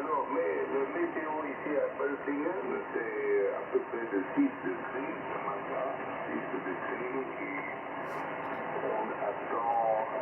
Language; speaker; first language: French; non-native, local second language; German